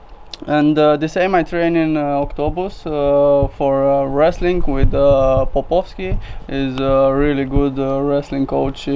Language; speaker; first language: English; non-native, learner; Romanian